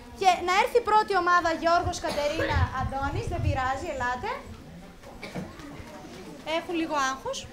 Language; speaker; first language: Greek; native; Greek